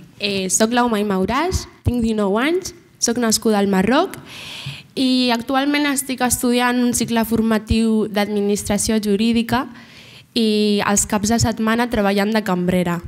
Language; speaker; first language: Catalan; early bilingual, other home language; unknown